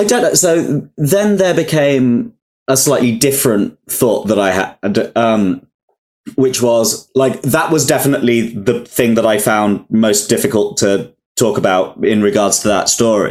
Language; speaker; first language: English; native; English